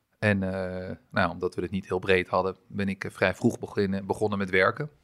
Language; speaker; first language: Dutch; early bilingual, other home language; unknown